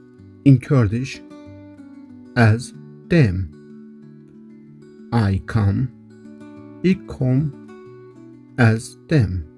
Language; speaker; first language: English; non-native, fluent; Kurdish